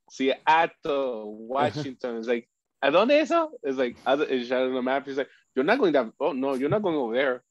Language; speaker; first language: English; early bilingual, other home language; Spanish